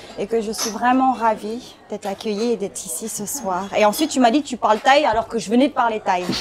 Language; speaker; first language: French; early bilingual, other home language; Thai